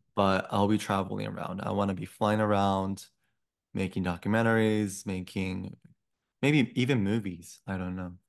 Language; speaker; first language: English; non-native, fluent; Japanese